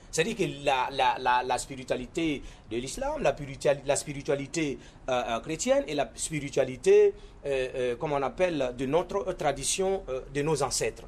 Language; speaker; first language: French; non-native, local second language; Mossi